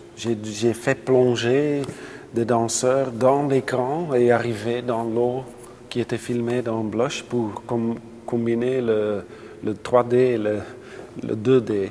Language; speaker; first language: French; non-native, local second language; Dutch